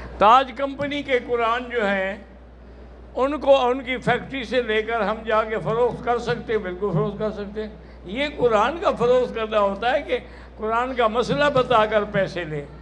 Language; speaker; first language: Urdu; native; Urdu